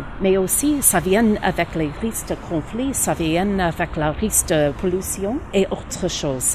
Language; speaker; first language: French; non-native, learner; English